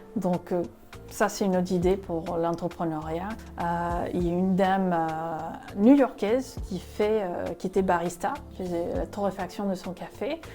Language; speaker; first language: French; non-native, fluent; Spanish